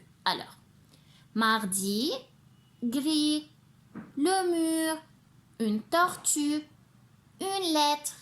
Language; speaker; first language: French; non-native, local second language; Arabic